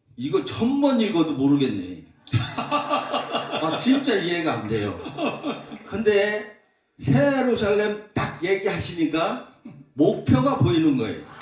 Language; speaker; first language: Korean; native; Korean